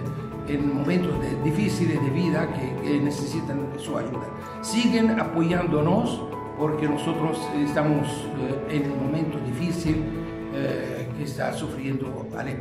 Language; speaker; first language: Spanish; non-native, fluent; Arabic